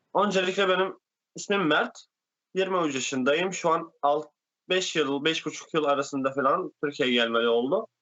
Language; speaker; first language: Turkish; non-native, fluent; Arabic